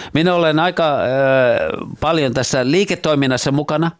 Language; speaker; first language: Finnish; native; Finnish